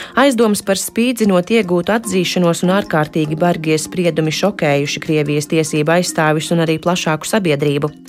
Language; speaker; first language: Latvian; native; Latvian